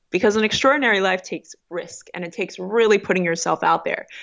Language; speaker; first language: English; native; English